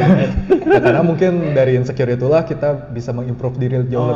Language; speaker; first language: Indonesian; native; Indonesian